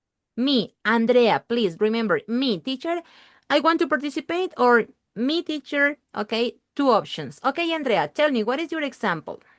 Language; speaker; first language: English; non-native, learner; Spanish